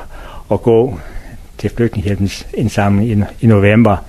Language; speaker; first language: Danish; native; Danish